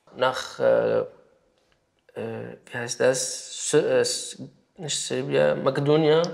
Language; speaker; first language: German; non-native, learner; Arabic